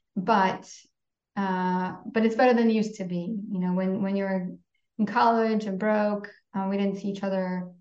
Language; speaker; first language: English; non-native, fluent; Polish